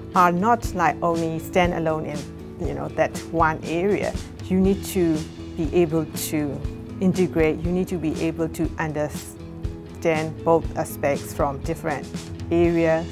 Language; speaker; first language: English; non-native, fluent; Burmese